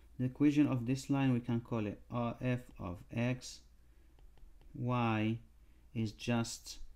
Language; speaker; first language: English; non-native, fluent; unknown